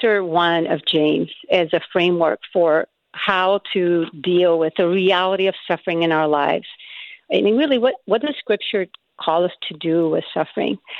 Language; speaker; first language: English; non-native, fluent; Spanish